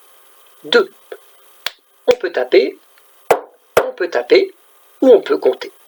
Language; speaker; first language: French; native; French